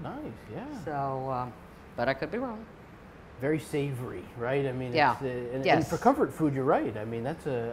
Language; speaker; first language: English; native; English